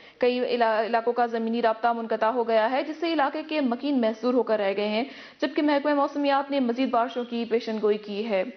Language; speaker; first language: Urdu; native; Urdu